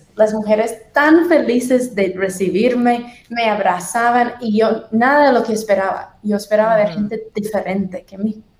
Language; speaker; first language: Spanish; non-native, fluent; English